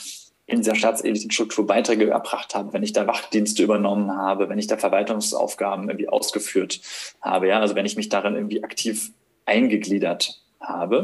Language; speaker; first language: German; native; German